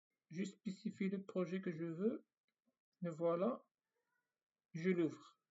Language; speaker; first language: French; non-native, fluent; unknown